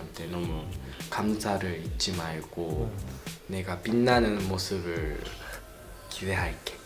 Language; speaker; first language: Korean; non-native, learner; Japanese